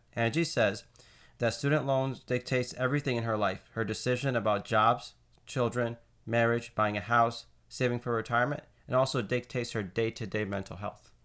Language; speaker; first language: English; native; English